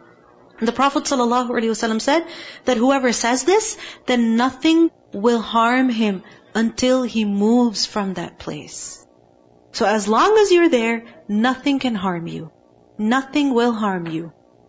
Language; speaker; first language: English; non-native, local second language; Urdu